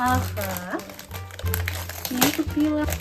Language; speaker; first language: Russian; non-native, local second language; Kazakh